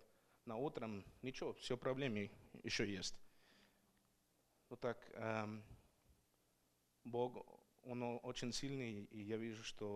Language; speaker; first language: Russian; non-native, learner; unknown